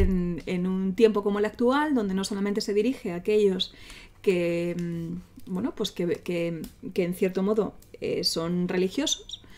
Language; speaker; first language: Spanish; native; Spanish